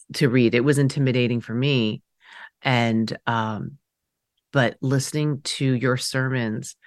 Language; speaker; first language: English; early bilingual, other home language; Chinese